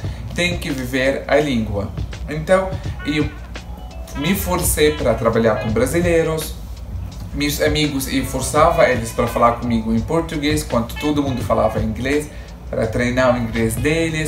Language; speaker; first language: Portuguese; non-native, fluent; Arabic